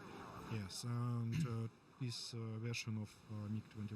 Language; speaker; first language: English; non-native, learner; Russian